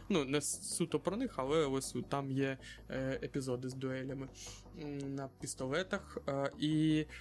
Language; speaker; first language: Ukrainian; non-native, local second language; Russian